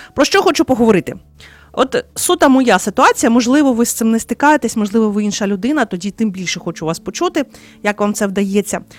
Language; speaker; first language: Ukrainian; native; Ukrainian